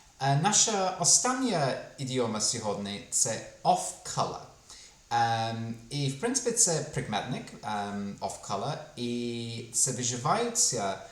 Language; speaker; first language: Ukrainian; non-native, fluent; English